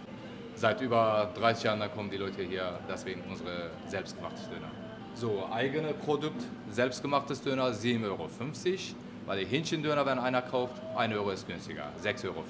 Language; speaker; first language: German; non-native, learner; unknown